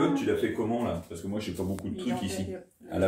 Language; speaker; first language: French; native; French